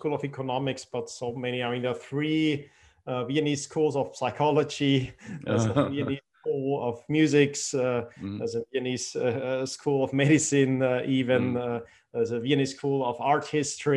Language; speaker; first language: English; non-native, fluent; German